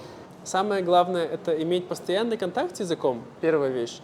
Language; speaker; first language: Russian; native; Russian